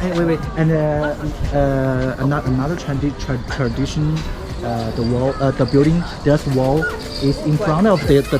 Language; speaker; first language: English; non-native, learner; Chinese